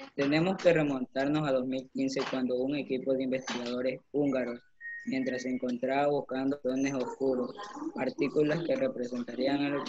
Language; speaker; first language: Spanish; native; Spanish